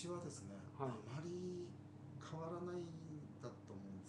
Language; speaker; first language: Japanese; native; Japanese